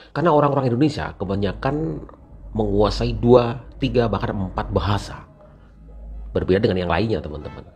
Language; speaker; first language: Indonesian; native; Indonesian